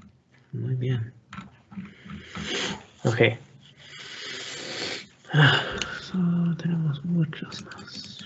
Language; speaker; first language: Spanish; non-native, learner; English